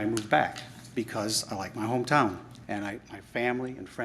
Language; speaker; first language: English; native; English